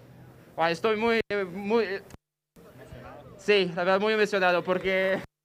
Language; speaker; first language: Spanish; non-native, fluent; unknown